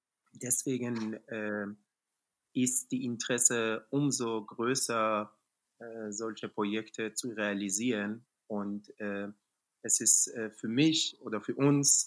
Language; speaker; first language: German; non-native, fluent; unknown